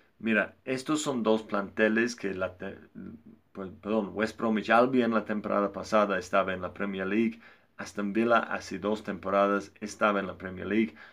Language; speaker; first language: Spanish; non-native, fluent; English